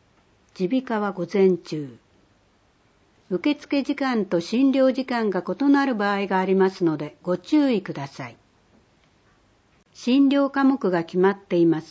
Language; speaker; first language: Japanese; native; Japanese